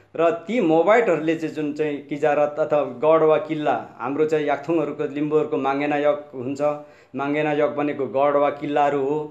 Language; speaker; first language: Nepali; non-native, local second language; Limburgish